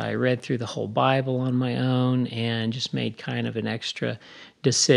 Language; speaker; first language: English; native; English